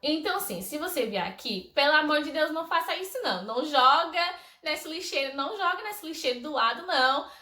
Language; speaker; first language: Portuguese; non-native, fluent; English